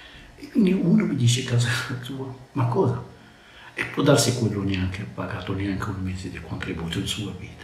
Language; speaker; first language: Italian; non-native, learner; Arabic